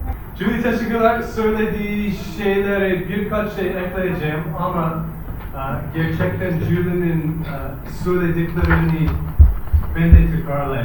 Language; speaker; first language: Turkish; non-native, fluent; English